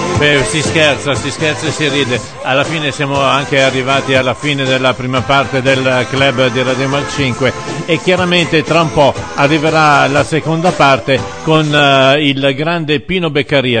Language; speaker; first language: Italian; native; Italian